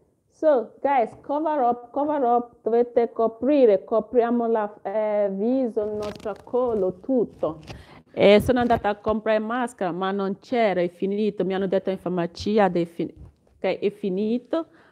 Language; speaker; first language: Italian; non-native, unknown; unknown